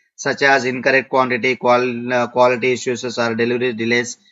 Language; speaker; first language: English; non-native, local second language; Telugu